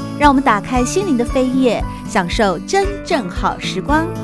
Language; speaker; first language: Chinese; native; Chinese